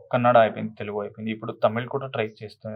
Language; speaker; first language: Telugu; non-native, local second language; Kannada